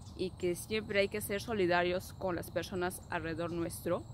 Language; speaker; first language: Spanish; native; Spanish